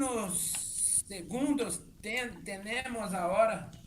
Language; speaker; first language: Spanish; non-native, learner; Portuguese